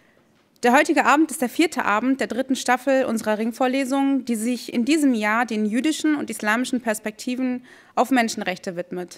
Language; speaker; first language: German; native; German